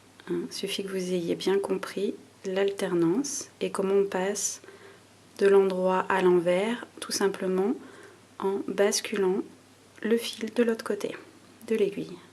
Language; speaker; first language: French; native; French